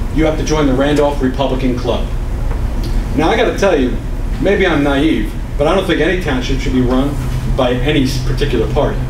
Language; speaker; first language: English; native; English